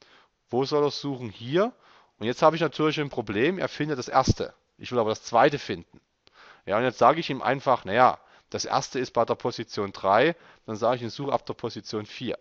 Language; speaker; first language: German; native; German